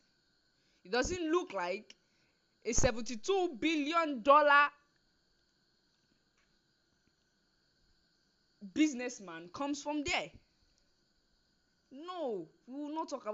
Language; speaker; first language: English; non-native, local second language; Yoruba